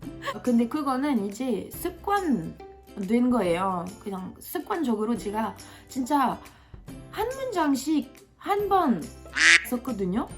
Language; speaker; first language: Korean; non-native, fluent; French